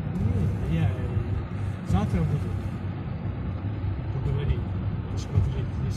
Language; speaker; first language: Russian; non-native, learner; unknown